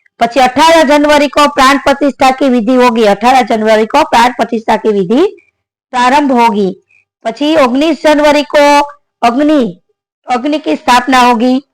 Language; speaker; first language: Hindi; non-native, local second language; Gujarati